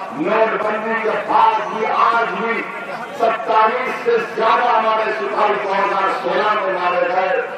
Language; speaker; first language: Urdu; native; Urdu